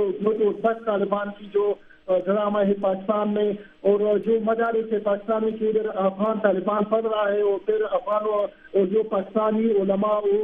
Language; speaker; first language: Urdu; non-native, fluent; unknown